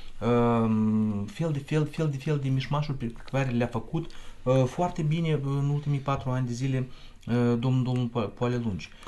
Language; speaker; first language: Romanian; non-native, local second language; Russian